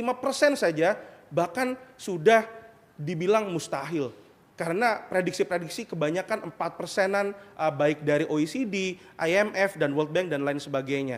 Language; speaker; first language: Indonesian; native; Indonesian